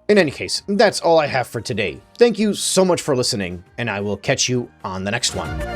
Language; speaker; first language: English; native; English